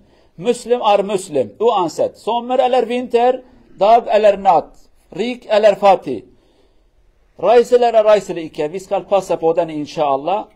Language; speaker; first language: Norwegian; non-native, learner; Kurdish